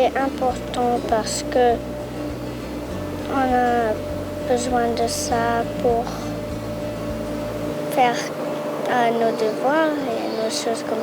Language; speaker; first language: French; native; French